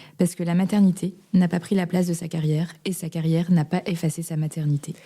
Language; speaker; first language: French; native; French